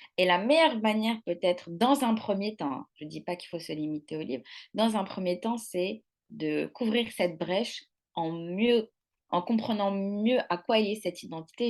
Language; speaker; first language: French; non-native, local second language; Arabic